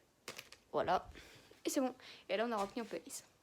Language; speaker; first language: French; native; French